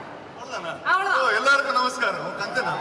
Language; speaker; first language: Tamil; non-native, learner; Telugu